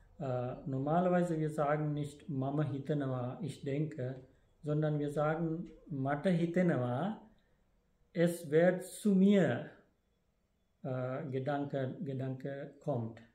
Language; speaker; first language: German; non-native, fluent; Sinhala